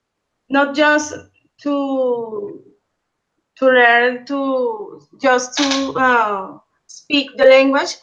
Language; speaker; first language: English; non-native, learner; Spanish